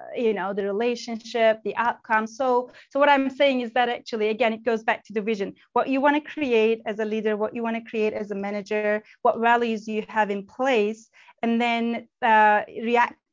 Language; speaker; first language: English; non-native, fluent; Turkish